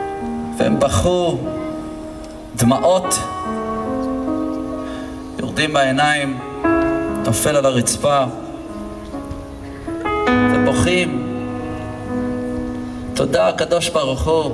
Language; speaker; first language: Hebrew; non-native, fluent; English